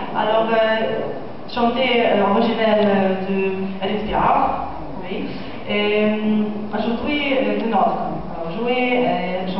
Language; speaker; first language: French; non-native, learner; Polish